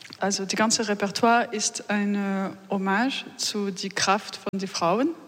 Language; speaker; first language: German; non-native, learner; French